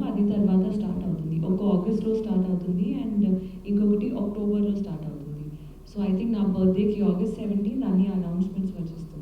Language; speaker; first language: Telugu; non-native, learner; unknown